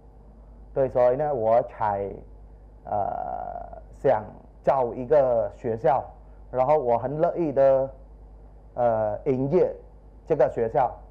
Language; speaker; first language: Chinese; non-native, learner; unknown